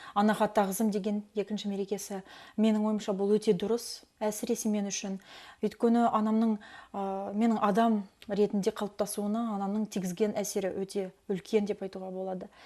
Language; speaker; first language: Kazakh; non-native, local second language; Russian